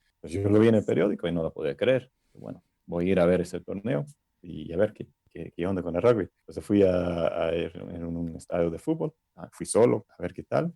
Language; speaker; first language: Spanish; non-native, fluent; English